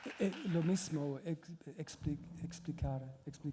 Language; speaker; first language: Spanish; non-native, learner; English